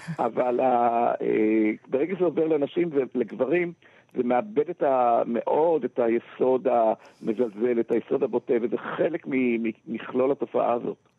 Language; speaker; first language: Hebrew; native; Hebrew